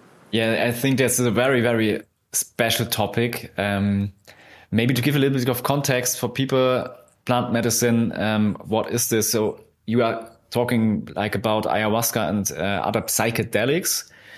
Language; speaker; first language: English; non-native, fluent; German